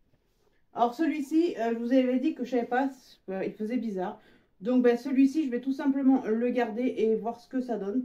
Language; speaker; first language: French; native; French